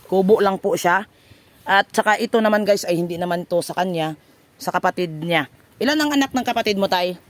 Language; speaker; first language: Filipino; non-native, local second language; Cebuano